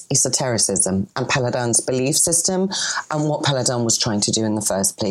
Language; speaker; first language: English; non-native, fluent; Greek